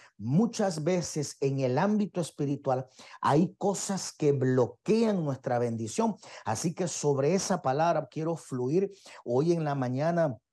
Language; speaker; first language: Spanish; native; Spanish